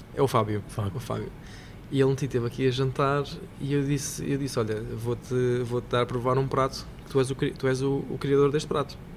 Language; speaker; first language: Portuguese; native; Portuguese